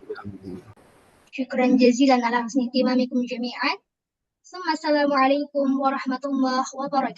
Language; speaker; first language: Arabic; non-native, learner; Indonesian